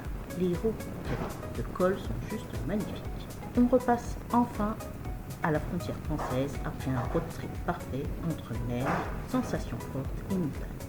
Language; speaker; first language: French; native; French